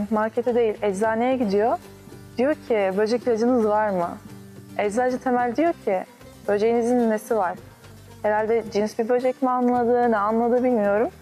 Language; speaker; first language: Turkish; early bilingual, heritage; Turkish